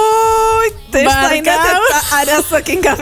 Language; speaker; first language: Basque; native; Basque